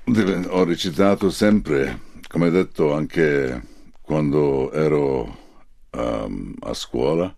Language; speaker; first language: Italian; non-native, fluent; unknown